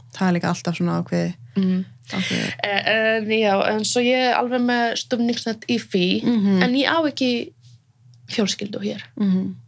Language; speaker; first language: Icelandic; non-native, fluent; Polish